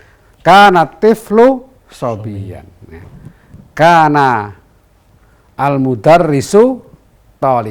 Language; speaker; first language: Arabic; non-native, fluent; Indonesian